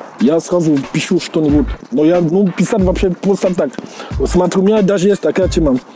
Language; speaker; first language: Russian; non-native, fluent; Jamaican Creole English